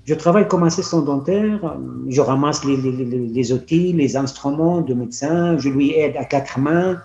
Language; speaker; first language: French; non-native, learner; Arabic